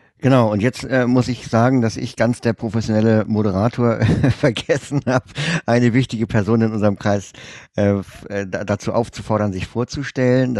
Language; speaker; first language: German; native; German